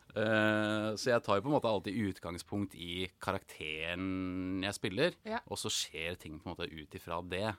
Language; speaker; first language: Norwegian; native; Norwegian